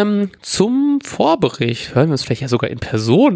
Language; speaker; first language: German; native; German